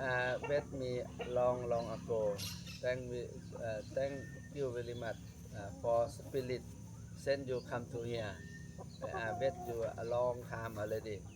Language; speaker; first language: English; non-native, learner; Thai